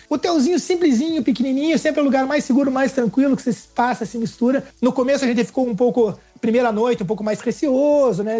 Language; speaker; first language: Portuguese; native; Portuguese